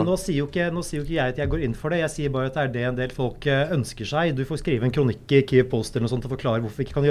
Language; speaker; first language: Norwegian; native; Norwegian